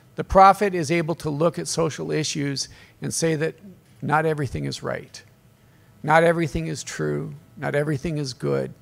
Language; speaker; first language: English; native; English